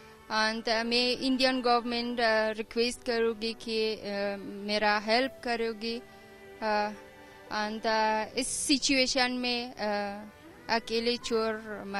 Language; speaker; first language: Hindi; non-native, learner; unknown